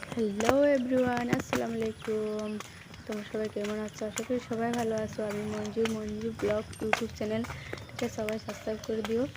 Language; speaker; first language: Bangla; non-native, local second language; Assamese